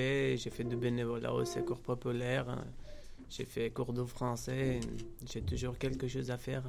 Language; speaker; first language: French; non-native, learner; Georgian